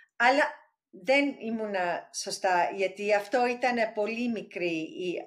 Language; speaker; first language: Greek; early bilingual, heritage; English